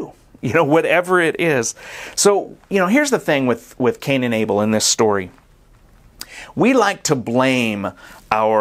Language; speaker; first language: English; native; English